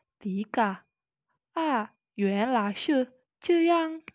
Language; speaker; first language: Chinese; non-native, learner; Indonesian